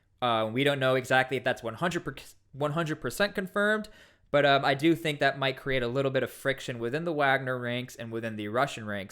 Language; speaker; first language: English; native; English